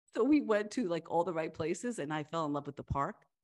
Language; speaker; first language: English; early bilingual, other home language; Spanish